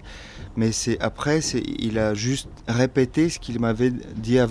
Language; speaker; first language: French; non-native, fluent; Bulgarian